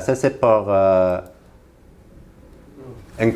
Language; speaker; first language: French; non-native, learner; English